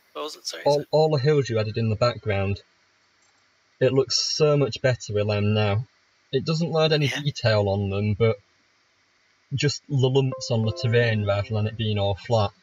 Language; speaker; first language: English; native; English